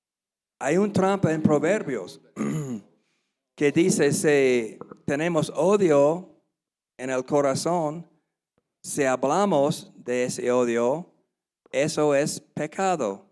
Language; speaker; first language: Spanish; non-native, learner; English